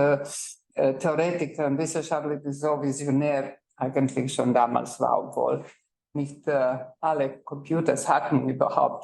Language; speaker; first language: German; non-native, fluent; Croatian